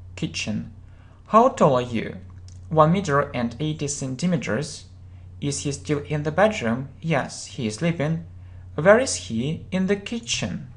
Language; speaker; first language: English; non-native, fluent; Russian